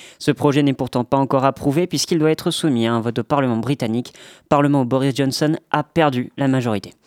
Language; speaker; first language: French; native; French